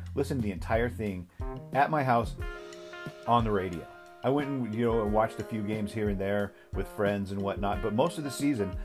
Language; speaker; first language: English; native; English